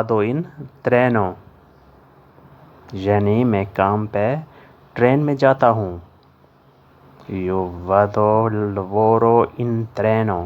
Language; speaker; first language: Italian; non-native, learner; Urdu